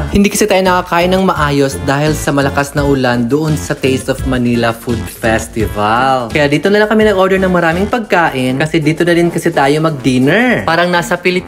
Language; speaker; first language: Filipino; non-native, local second language; Cebuano